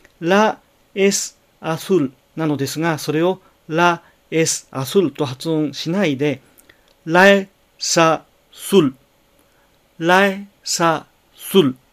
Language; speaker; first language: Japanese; native; Japanese